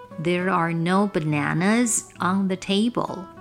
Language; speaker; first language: English; non-native, fluent; Chinese